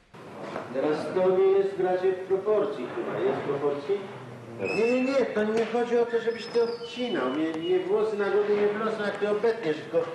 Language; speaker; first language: Polish; native; Polish